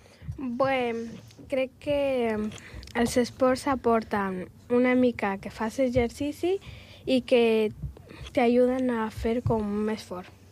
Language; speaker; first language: Catalan; non-native, local second language; Spanish